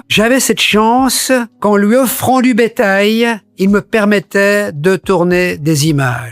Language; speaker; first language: French; native; French